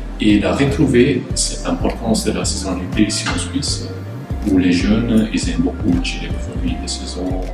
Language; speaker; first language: French; non-native, fluent; Italian